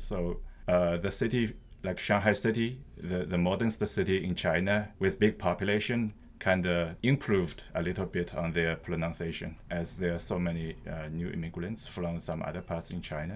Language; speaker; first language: English; non-native, fluent; Chinese